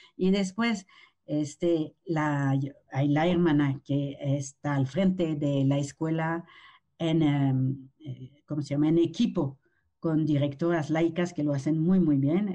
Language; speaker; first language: Spanish; non-native, fluent; French